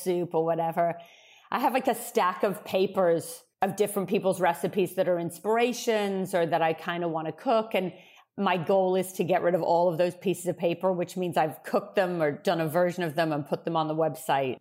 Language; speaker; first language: English; native; English